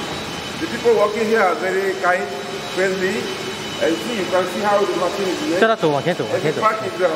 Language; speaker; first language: English; non-native, learner; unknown